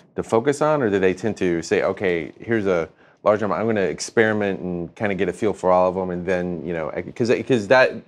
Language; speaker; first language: English; native; English